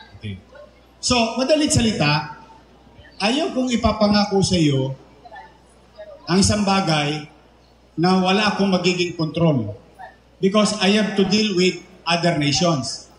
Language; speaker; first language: Filipino; native; Filipino